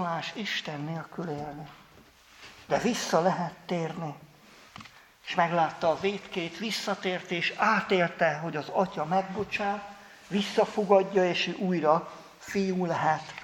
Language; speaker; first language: Hungarian; native; Hungarian